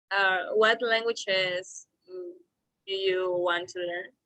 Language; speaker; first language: English; non-native, learner; Spanish